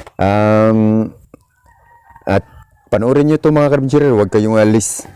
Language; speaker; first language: Filipino; native; Filipino